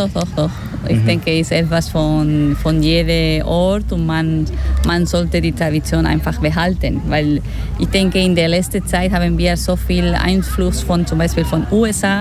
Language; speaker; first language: German; non-native, fluent; Spanish